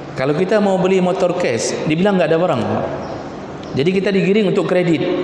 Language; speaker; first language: Malay; native; Malay